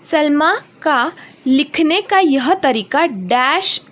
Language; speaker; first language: Hindi; non-native, local second language; Marathi